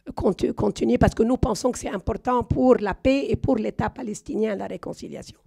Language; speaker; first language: French; non-native, fluent; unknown